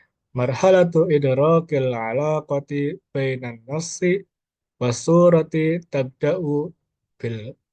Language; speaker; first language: Arabic; non-native, learner; Indonesian